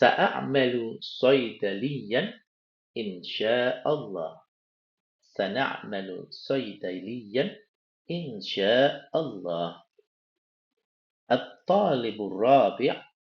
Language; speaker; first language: Arabic; non-native, fluent; Indonesian